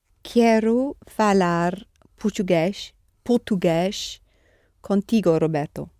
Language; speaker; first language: Portuguese; non-native, learner; English